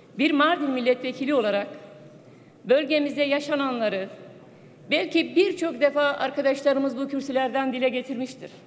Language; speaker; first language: Turkish; non-native, local second language; Kurdish